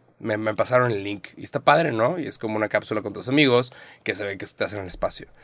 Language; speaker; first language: Spanish; native; Spanish